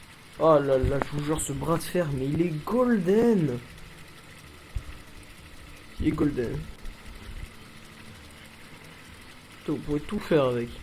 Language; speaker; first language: French; native; French